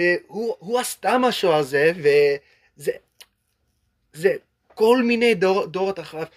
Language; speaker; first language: Hebrew; non-native, learner; English